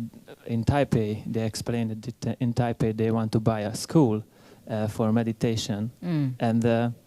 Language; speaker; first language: English; non-native, learner; Hungarian